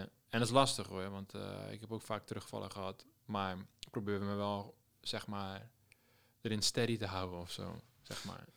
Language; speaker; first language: Dutch; native; Dutch